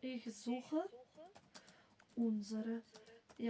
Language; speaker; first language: German; non-native, fluent; Macedonian